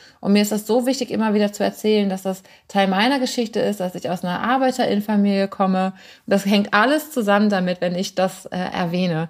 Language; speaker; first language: German; native; German